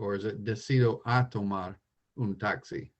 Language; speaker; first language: Spanish; non-native, learner; English